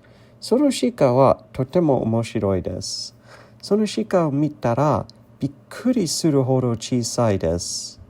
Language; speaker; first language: Japanese; non-native, learner; English